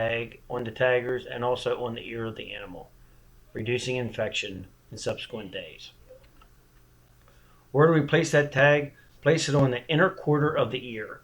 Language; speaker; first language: English; native; English